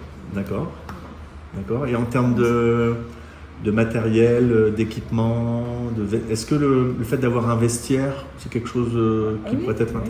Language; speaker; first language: French; native; French